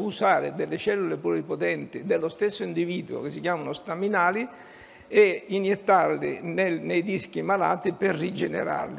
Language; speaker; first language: Italian; native; Italian